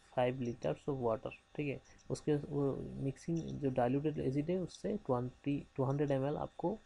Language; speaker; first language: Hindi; non-native, local second language; Bangla